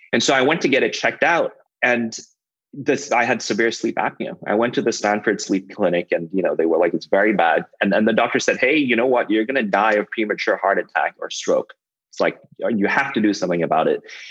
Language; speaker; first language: English; non-native, local second language; Cantonese